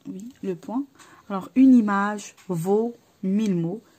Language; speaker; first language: French; non-native, local second language; Arabic